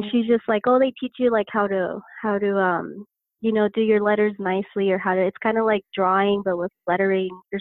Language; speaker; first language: English; native; English